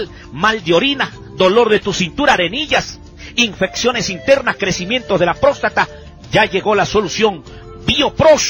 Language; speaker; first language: Spanish; native; Spanish